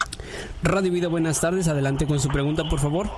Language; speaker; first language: Spanish; native; Spanish